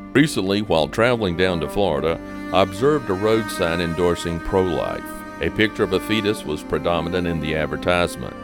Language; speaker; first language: English; native; English